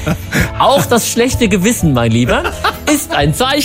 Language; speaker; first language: German; native; German